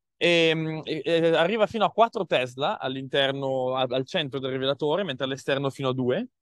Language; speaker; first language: Italian; native; Italian